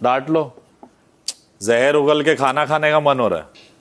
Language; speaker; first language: Hindi; native; Hindi